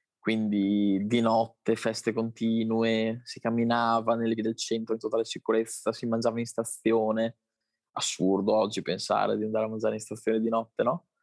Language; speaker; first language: Italian; native; Italian